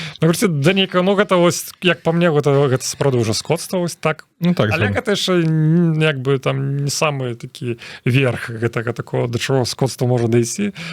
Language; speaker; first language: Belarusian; non-native, local second language; Russian